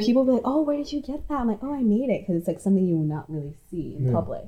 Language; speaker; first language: English; non-native, local second language; Cantonese